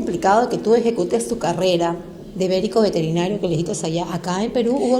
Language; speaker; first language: Spanish; native; Spanish